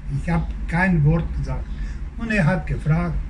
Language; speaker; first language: German; non-native, learner; Croatian